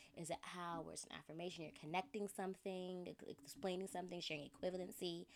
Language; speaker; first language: English; native; English